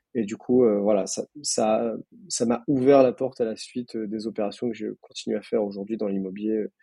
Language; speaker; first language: French; native; French